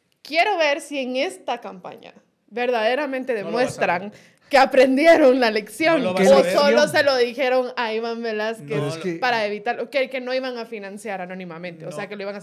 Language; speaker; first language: Spanish; native; Spanish